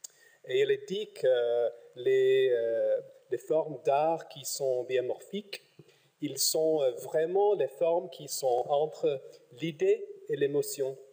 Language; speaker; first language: French; non-native, fluent; English